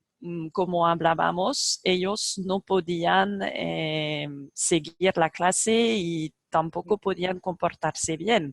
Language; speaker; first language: Spanish; non-native, fluent; French